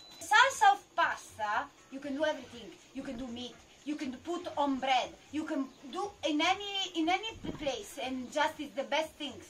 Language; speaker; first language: English; non-native, learner; Italian